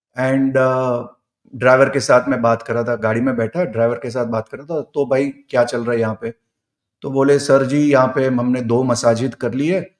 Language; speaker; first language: Hindi; non-native, local second language; Gujarati